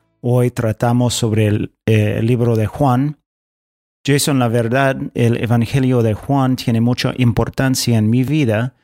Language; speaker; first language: Spanish; non-native, fluent; English